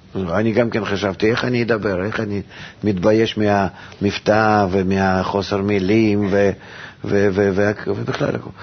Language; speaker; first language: Hebrew; non-native, fluent; Russian